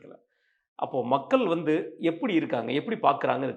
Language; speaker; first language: Tamil; native; Tamil